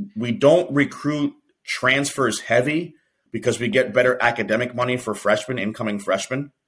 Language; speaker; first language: English; native; English